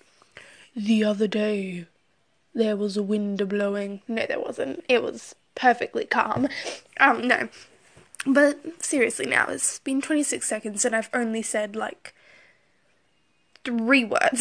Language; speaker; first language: English; native; English